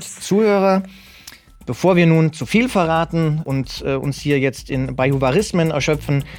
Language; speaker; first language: German; native; German